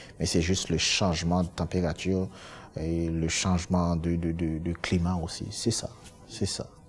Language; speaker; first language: French; non-native, local second language; Haitian Creole